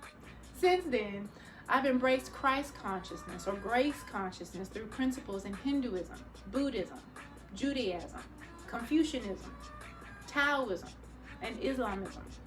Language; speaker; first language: English; native; English